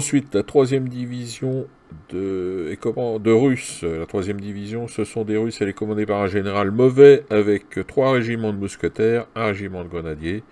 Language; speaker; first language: French; native; French